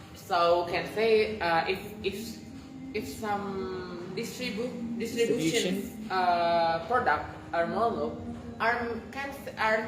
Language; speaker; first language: English; non-native, learner; Indonesian